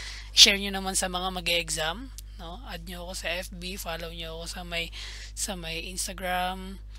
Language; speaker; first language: Filipino; native; Filipino